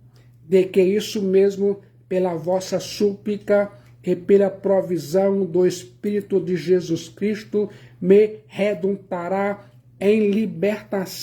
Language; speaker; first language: Portuguese; native; Portuguese